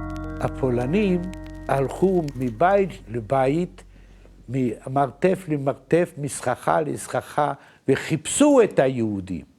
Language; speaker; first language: Hebrew; non-native, fluent; Yiddish